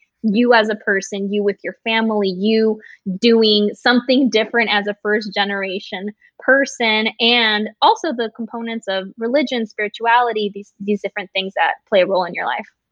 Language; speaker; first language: English; early bilingual, other home language; Spanish